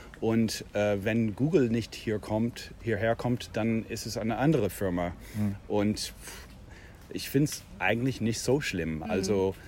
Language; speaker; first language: German; non-native, fluent; English